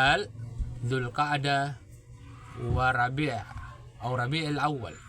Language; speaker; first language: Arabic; non-native, fluent; Filipino